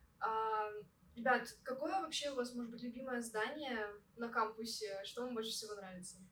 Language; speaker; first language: Russian; native; Russian